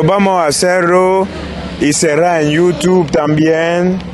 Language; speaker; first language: Spanish; non-native, learner; French